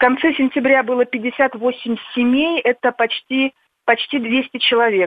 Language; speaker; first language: Russian; native; Russian